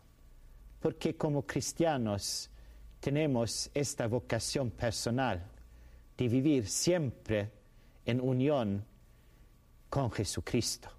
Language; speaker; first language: Spanish; non-native, fluent; Swedish